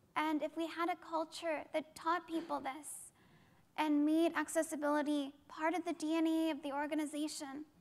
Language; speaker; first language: English; native; English